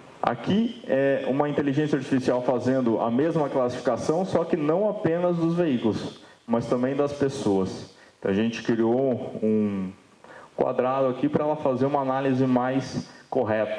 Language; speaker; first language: Portuguese; native; Portuguese